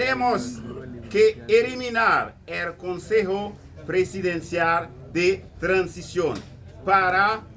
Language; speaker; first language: Spanish; non-native, fluent; Haitian Creole